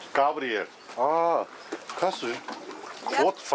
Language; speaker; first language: German; non-native, learner; Korean